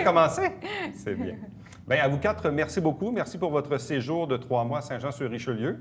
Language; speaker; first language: French; native; French